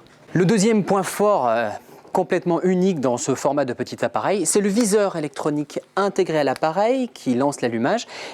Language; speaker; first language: French; native; French